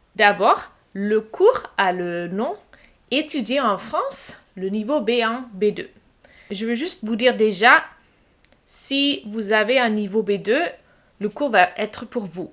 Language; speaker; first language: French; non-native, fluent; German